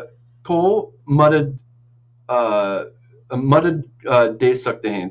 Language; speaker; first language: Hindi; non-native, learner; English